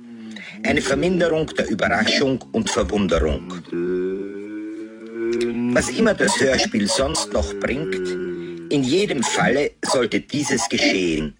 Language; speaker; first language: German; native; German